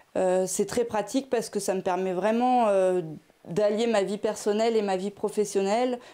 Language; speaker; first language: French; native; French